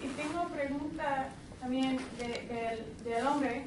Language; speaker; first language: Spanish; non-native, learner; English